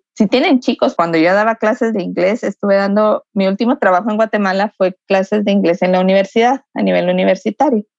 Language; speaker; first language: Spanish; native; Spanish